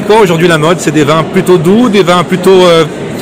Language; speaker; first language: French; native; French